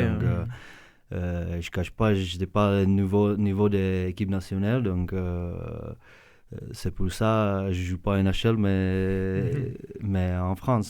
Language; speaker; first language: French; non-native, fluent; Czech